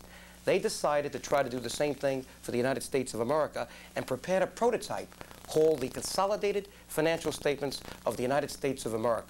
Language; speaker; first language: English; native; English